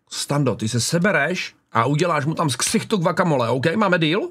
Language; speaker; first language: Czech; native; Czech